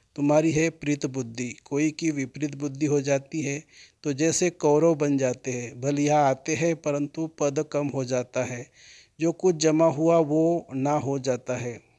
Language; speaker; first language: Hindi; native; Hindi